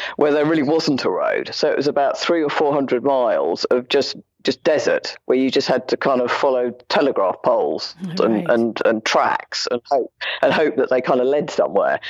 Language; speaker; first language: English; native; English